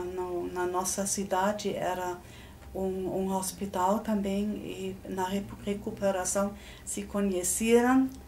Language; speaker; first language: Portuguese; non-native, fluent; German